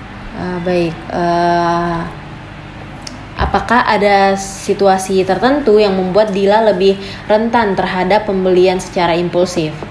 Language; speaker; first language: Indonesian; native; Indonesian